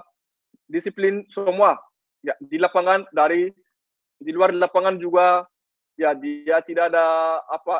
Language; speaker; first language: Indonesian; non-native, learner; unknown